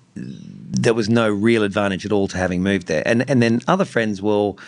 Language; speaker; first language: English; native; English